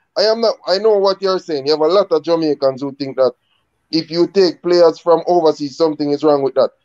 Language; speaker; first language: English; native; English